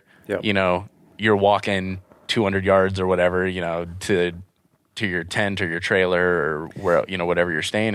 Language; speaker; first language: English; native; English